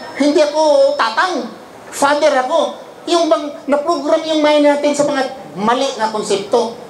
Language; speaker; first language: Filipino; non-native, local second language; Cebuano